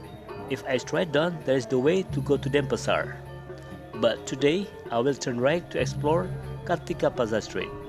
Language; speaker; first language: English; non-native, local second language; Indonesian